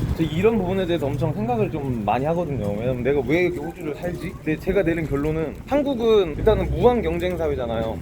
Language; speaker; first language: Korean; native; Korean